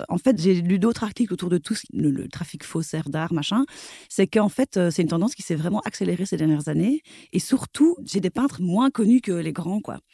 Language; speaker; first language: French; native; French